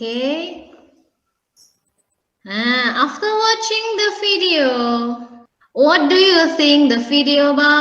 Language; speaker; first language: English; non-native, learner; Indonesian